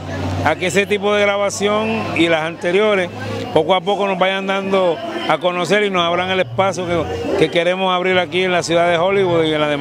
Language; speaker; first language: Spanish; native; Spanish